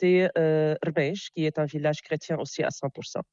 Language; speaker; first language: French; non-native, local second language; Arabic